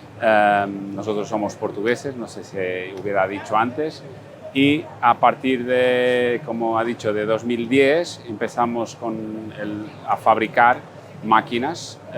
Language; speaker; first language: Spanish; non-native, fluent; Portuguese